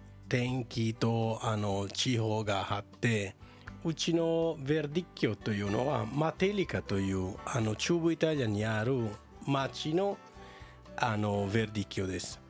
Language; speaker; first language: Japanese; non-native, fluent; Italian